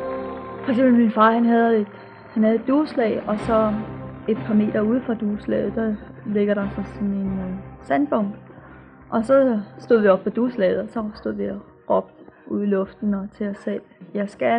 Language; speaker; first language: Danish; native; Danish